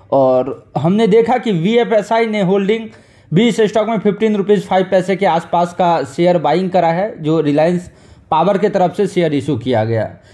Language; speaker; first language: Hindi; native; Hindi